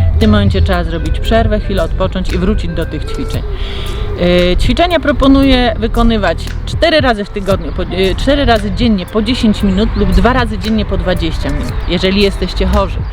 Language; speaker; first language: Polish; native; Polish